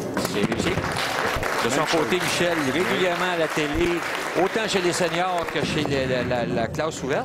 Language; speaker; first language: French; native; French